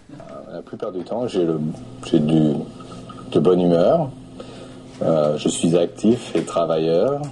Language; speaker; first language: French; non-native, learner; English